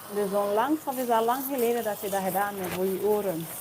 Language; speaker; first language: Dutch; non-native, learner; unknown